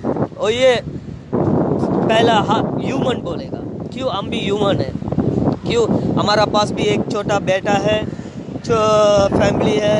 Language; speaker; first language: Hindi; non-native, learner; Tamil